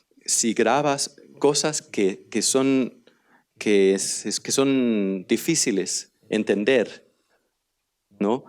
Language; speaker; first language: Spanish; non-native, learner; Danish